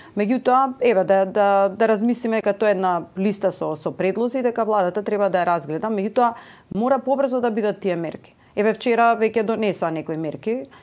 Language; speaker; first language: Macedonian; native; Macedonian